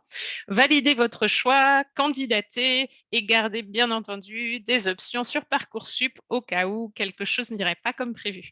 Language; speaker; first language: French; native; French